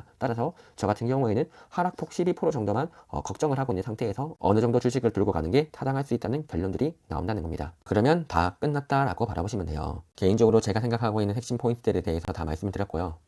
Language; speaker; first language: Korean; native; Korean